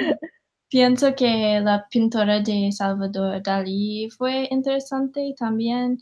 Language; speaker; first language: Spanish; non-native, learner; English